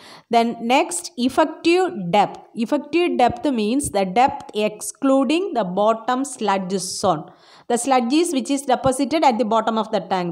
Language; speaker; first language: English; non-native, local second language; Malayalam